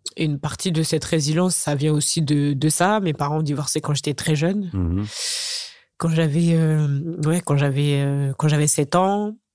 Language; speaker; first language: French; native; French